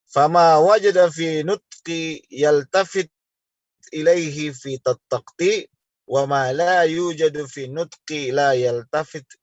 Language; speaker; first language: Arabic; non-native, fluent; Indonesian